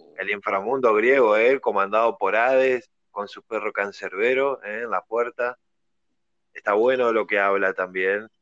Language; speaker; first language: Spanish; native; Spanish